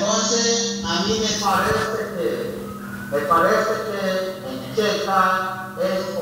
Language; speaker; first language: Spanish; non-native, local second language; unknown